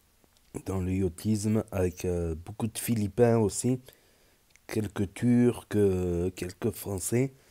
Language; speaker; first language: French; native; French